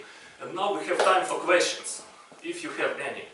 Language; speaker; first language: English; non-native, fluent; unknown